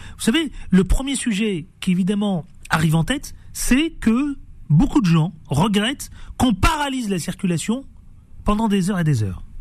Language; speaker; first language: French; native; French